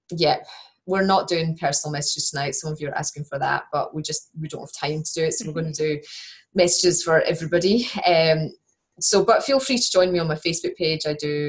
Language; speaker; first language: English; native; English